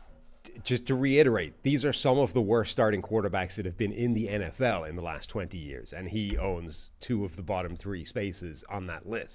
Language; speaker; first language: English; native; English